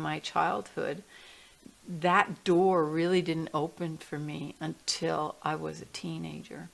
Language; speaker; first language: English; native; English